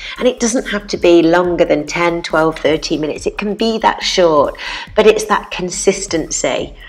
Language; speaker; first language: English; native; English